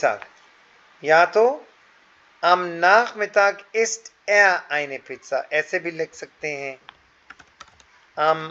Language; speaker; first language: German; non-native, fluent; Hindi